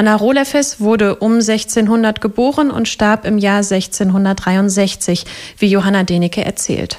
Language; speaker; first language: German; native; German